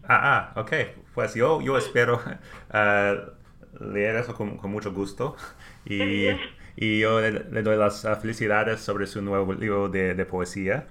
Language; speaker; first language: Spanish; non-native, learner; English